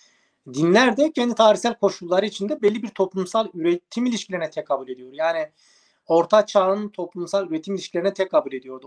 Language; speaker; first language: Turkish; native; Turkish